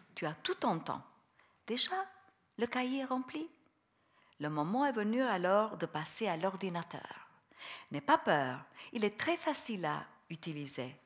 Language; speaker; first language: French; non-native, fluent; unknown